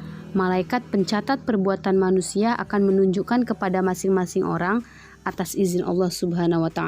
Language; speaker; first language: Indonesian; native; Indonesian